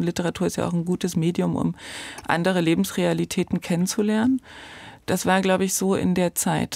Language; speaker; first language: German; native; German